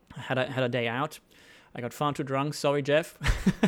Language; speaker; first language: English; non-native, fluent; German